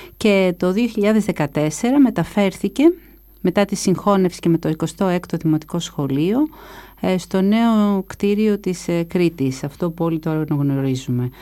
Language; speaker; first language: Greek; native; Greek